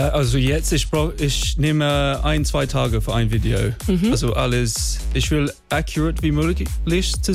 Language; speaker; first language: German; non-native, fluent; English